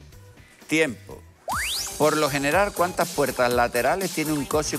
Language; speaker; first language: Spanish; native; Spanish